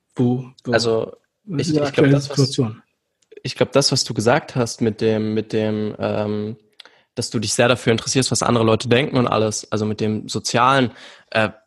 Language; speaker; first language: German; native; German